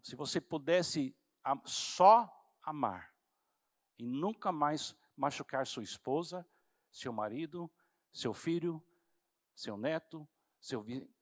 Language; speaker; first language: Portuguese; non-native, fluent; English